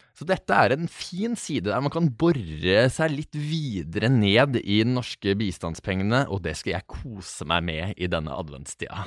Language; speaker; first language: Norwegian; native; Norwegian